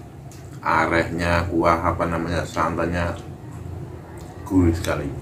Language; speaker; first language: Indonesian; native; Indonesian